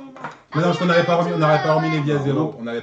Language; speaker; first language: French; native; French